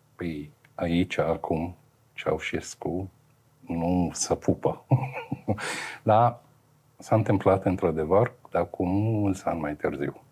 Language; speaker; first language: Romanian; non-native, fluent; Arabic